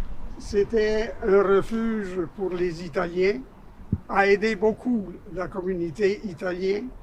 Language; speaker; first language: French; non-native, fluent; Italian